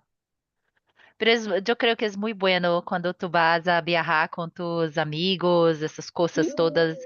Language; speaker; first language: Spanish; non-native, learner; Portuguese